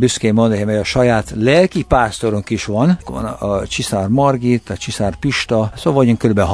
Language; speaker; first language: Hungarian; early bilingual, heritage; Hungarian